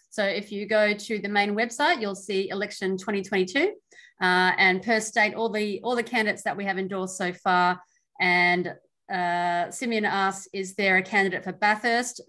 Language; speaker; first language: English; native; English